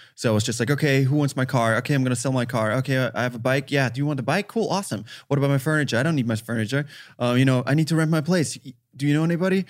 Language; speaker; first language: English; non-native, fluent; German